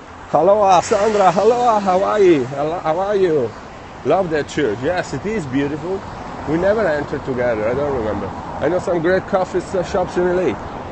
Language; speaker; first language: English; non-native, fluent; Italian